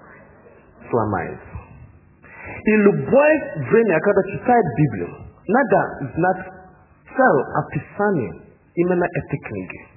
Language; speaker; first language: Russian; non-native, learner; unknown